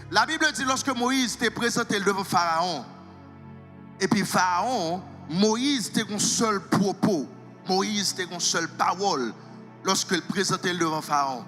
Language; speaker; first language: French; non-native, local second language; Haitian Creole